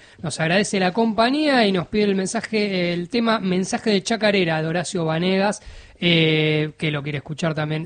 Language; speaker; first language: Spanish; native; Spanish